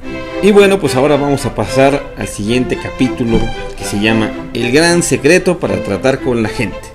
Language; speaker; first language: Spanish; native; Spanish